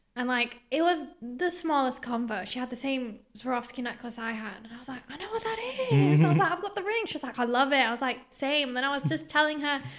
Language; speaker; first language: English; early bilingual, other home language; Greek